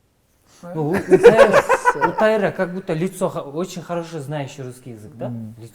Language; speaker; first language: Russian; non-native, local second language; Kyrgyz